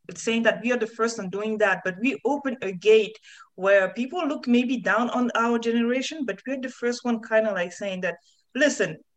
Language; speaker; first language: English; non-native, fluent; French